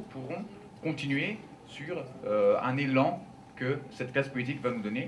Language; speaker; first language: French; non-native, fluent; Italian